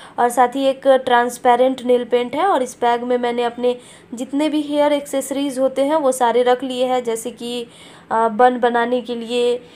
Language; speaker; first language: Hindi; native; Hindi